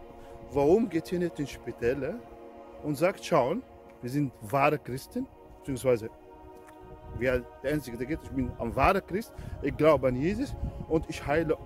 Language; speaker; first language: German; non-native, fluent; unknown